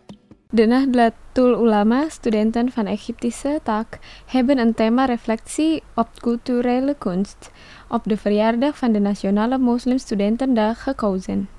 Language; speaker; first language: Dutch; non-native, learner; Indonesian